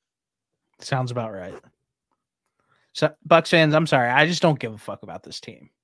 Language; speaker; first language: English; native; English